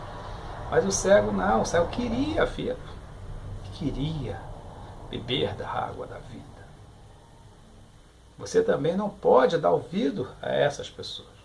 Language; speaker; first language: Portuguese; native; Portuguese